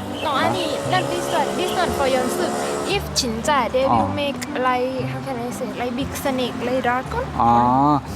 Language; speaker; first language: English; non-native, learner; Thai